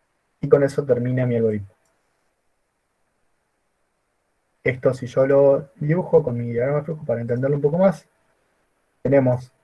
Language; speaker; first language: Spanish; native; Spanish